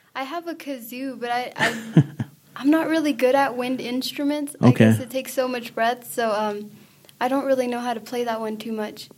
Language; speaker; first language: English; early bilingual, other home language; Spanish